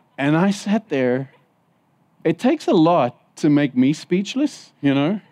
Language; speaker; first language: English; native; English